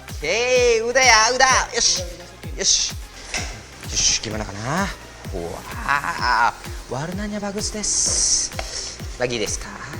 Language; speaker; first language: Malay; non-native, learner; Japanese